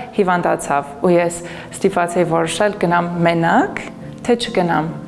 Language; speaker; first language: Armenian; non-native, fluent; English